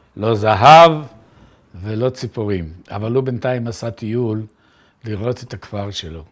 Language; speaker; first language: Hebrew; native; Hebrew